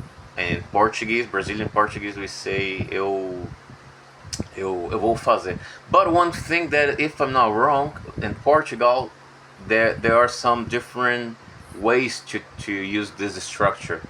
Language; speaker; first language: English; non-native, fluent; Portuguese